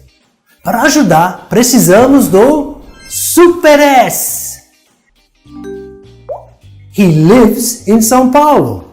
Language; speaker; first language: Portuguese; non-native, fluent; English